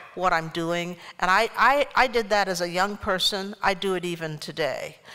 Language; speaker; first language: English; native; English